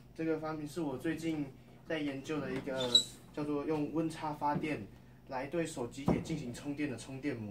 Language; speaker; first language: Chinese; native; Chinese